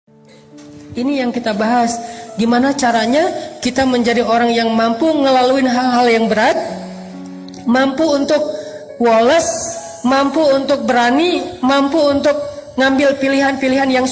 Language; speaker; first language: Indonesian; native; Indonesian